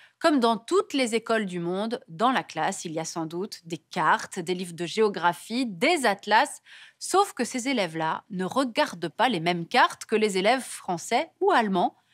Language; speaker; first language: French; native; French